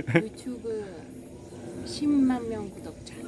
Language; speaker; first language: Korean; non-native, fluent; Russian